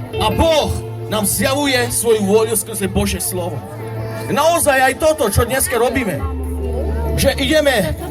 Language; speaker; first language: Slovak; non-native, local second language; Romany